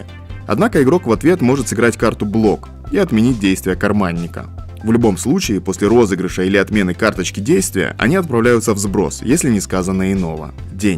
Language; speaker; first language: Russian; native; Russian